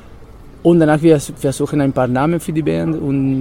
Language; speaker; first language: German; non-native, learner; Spanish